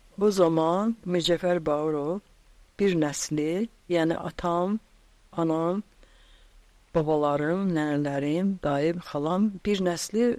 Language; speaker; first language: Azerbaijani; native; Azerbaijani